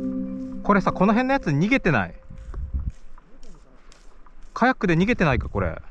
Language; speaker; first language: Japanese; native; Japanese